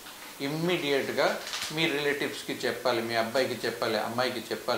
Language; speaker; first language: Telugu; non-native, fluent; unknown